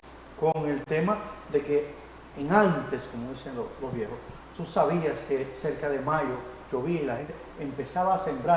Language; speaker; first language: Spanish; native; Spanish